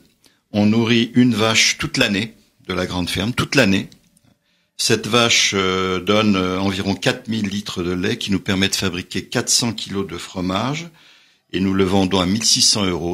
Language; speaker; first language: French; native; French